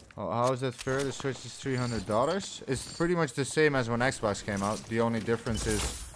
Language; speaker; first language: English; non-native, fluent; Dutch